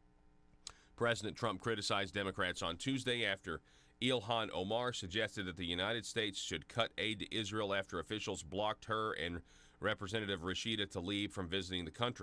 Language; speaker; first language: English; native; English